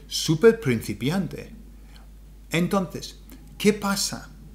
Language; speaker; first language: Spanish; non-native, fluent; English